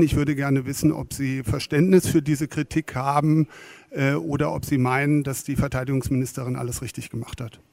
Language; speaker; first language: German; native; German